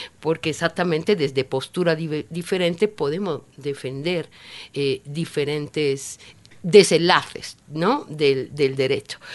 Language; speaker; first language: Spanish; non-native, fluent; Italian